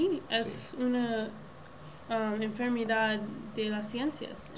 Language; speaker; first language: Spanish; non-native, learner; English